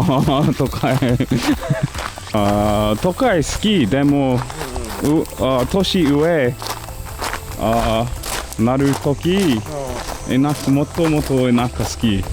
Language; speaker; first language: Japanese; non-native, learner; English